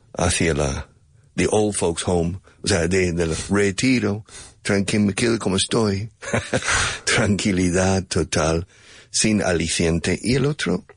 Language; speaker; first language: Spanish; non-native, fluent; English